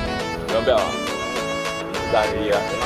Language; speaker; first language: Chinese; non-native, learner; Thai